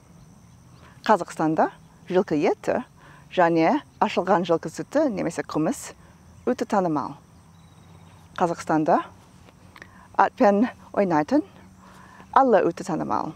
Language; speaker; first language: Kazakh; non-native, learner; English